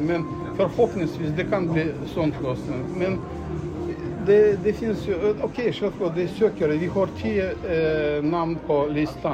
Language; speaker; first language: Swedish; non-native, fluent; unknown